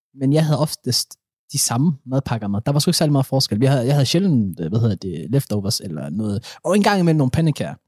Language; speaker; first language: Danish; early bilingual, other home language; Somali